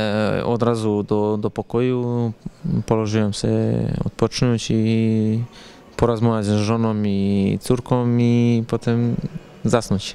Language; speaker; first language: Polish; non-native, learner; Serbian